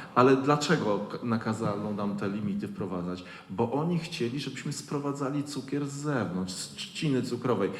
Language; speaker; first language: Polish; native; Polish